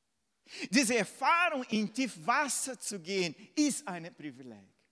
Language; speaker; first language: German; non-native, fluent; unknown